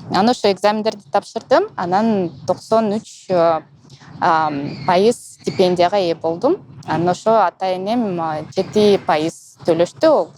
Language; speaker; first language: Kyrgyz; non-native, local second language; Russian